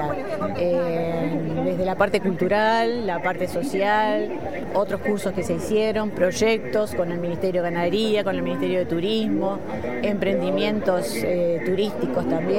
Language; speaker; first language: Spanish; native; Spanish